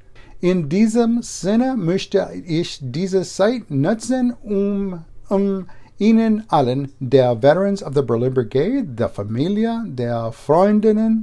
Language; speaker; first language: German; non-native, learner; English